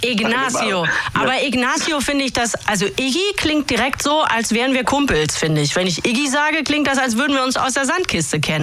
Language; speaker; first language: German; native; German